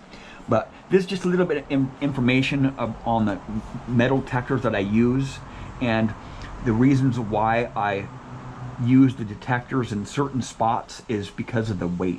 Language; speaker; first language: English; native; English